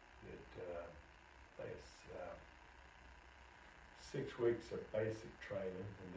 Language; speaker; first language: English; native; English